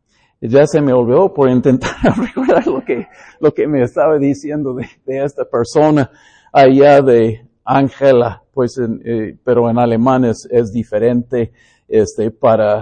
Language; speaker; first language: Spanish; non-native, fluent; English